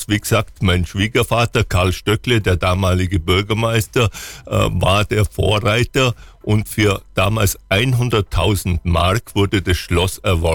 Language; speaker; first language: German; native; German